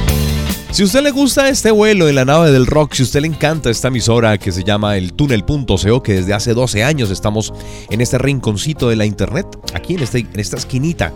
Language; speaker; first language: Spanish; native; Spanish